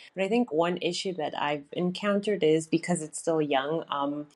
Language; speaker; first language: English; native; English